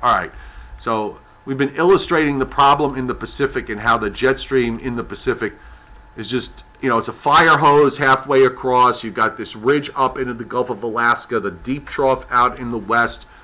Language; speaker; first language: English; native; English